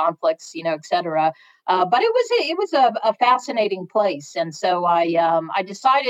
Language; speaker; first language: English; native; English